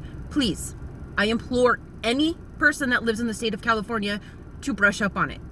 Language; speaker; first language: English; native; English